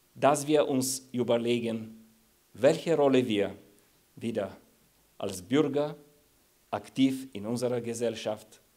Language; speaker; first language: German; non-native, fluent; Bulgarian